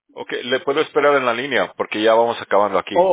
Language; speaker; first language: Spanish; native; Spanish